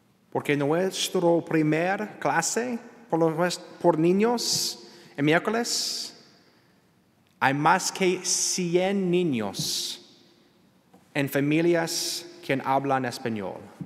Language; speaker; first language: Spanish; non-native, learner; English